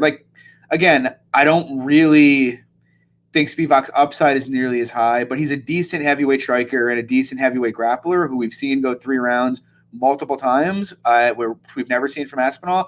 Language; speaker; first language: English; native; English